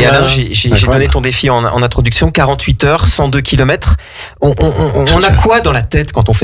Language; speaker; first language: French; native; French